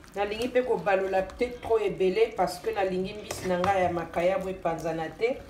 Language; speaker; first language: Lingala; native; Lingala